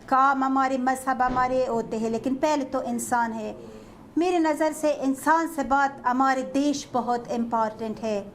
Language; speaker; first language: Hindi; non-native, fluent; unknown